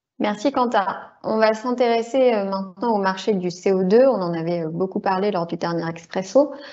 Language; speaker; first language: French; native; French